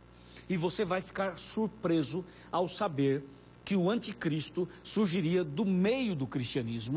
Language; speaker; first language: Portuguese; native; Portuguese